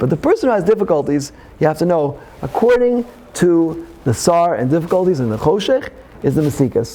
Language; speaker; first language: English; native; English